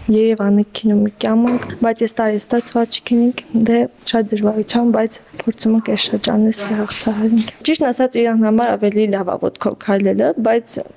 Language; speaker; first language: Armenian; native; Armenian